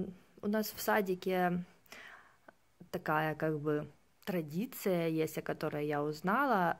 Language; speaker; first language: Russian; native; Russian